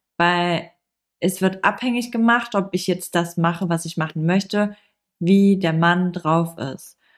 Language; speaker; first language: German; native; German